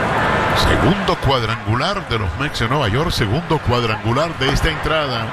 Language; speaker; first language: Spanish; native; Spanish